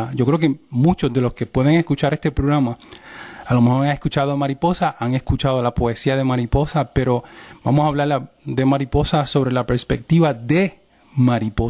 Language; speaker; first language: Spanish; native; Spanish